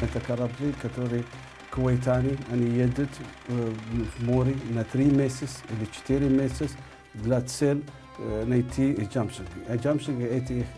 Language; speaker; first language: Russian; non-native, learner; Arabic